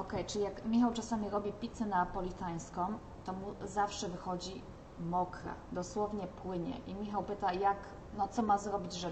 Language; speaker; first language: Polish; native; Polish